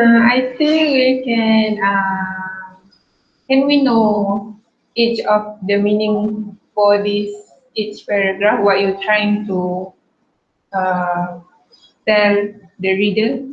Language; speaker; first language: English; non-native, local second language; Malay